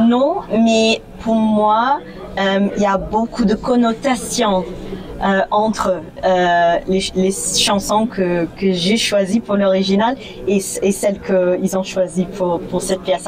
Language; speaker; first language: French; non-native, fluent; English